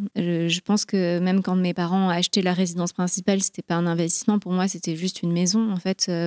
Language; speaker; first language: French; native; French